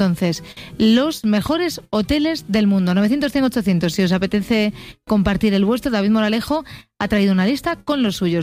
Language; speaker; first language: Spanish; native; Spanish